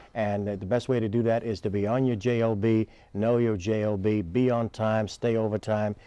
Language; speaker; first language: English; native; English